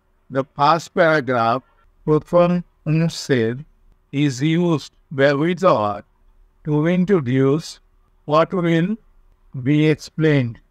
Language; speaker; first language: English; non-native, local second language; Bangla